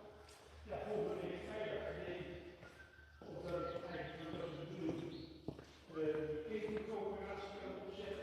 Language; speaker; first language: Dutch; native; Dutch